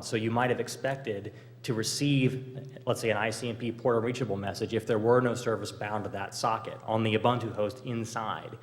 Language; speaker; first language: English; native; English